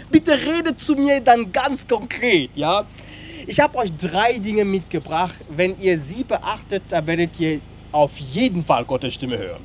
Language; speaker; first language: German; non-native, fluent; French